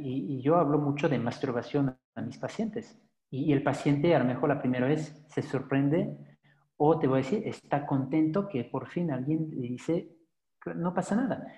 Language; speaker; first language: Spanish; non-native, fluent; French